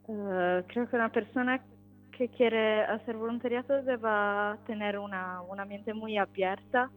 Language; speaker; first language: Spanish; non-native, learner; Italian